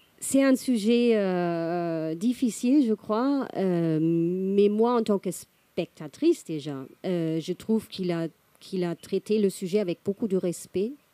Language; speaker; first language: French; non-native, fluent; German